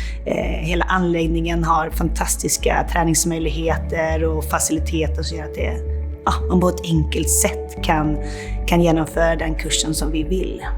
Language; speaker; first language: Swedish; native; Swedish